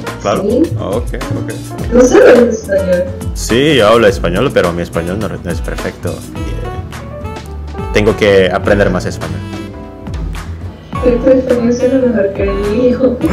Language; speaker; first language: Spanish; non-native, learner; Indonesian